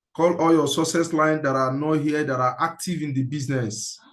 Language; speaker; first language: English; non-native, local second language; Yoruba